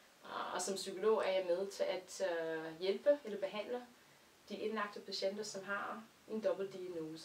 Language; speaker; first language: Danish; non-native, fluent; English